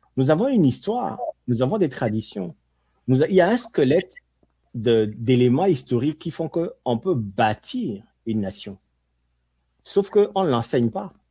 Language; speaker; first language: French; non-native, local second language; Ewe